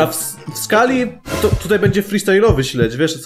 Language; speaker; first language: Polish; native; Polish